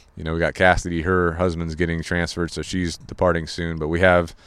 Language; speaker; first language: English; native; English